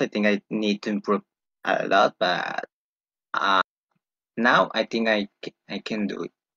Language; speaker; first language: English; non-native, fluent; Spanish